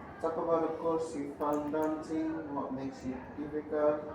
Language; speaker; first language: English; non-native, fluent; Indonesian